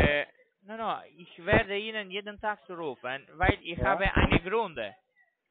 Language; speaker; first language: German; non-native, learner; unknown